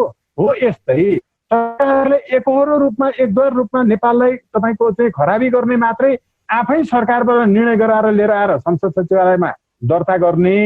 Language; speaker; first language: Nepali; native; Nepali